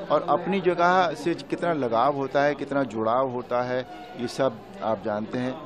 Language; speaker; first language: Hindi; native; Hindi